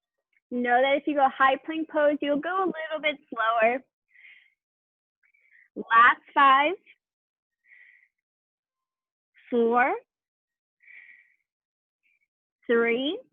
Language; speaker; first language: English; native; English